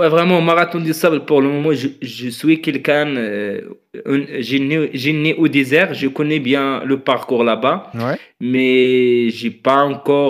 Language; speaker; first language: French; non-native, fluent; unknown